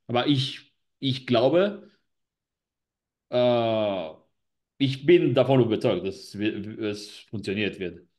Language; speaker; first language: German; non-native, learner; Spanish